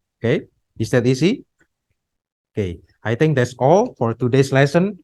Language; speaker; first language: English; non-native, fluent; Indonesian